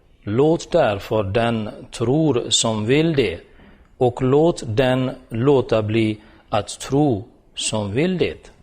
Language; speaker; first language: Swedish; non-native, fluent; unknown